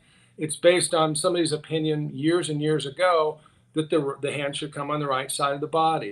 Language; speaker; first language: English; native; English